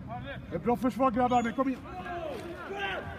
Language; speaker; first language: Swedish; non-native, fluent; French